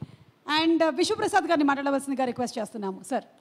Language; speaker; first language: Telugu; native; Telugu